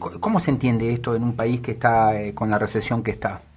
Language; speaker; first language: Spanish; native; Spanish